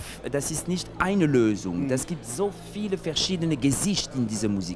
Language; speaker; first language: German; non-native, fluent; French